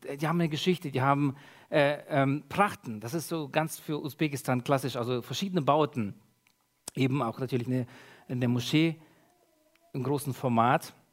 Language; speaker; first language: German; early bilingual, other home language; Russian